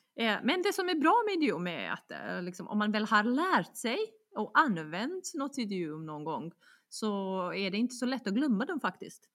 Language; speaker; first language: Swedish; non-native, fluent; Bosnian